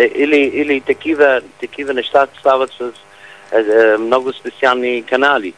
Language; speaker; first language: Bulgarian; non-native, fluent; Arabic